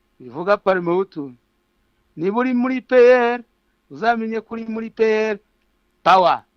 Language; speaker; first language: Kinyarwanda; native; Kinyarwanda